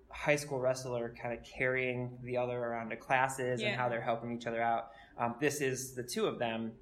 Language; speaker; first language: English; native; English